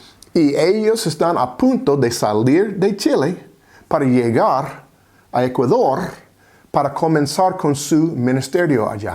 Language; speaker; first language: Spanish; non-native, fluent; English